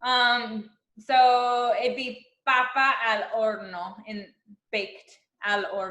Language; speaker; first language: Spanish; non-native, fluent; English